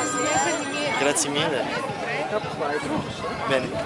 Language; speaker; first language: Italian; non-native, learner; English